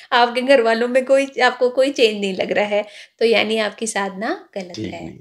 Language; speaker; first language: Hindi; native; Hindi